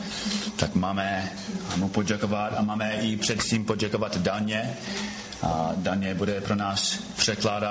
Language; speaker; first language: Czech; non-native, fluent; English